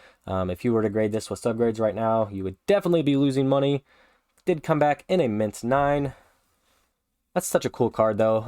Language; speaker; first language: English; native; English